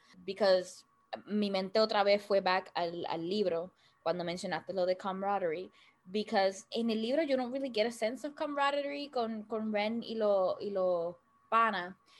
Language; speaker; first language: Spanish; early bilingual, heritage; Spanish